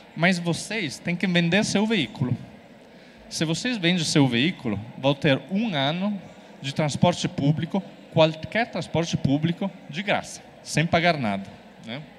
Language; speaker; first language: Portuguese; non-native, fluent; Italian